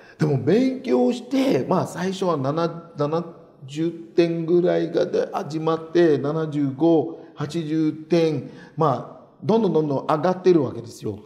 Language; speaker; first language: Japanese; non-native, fluent; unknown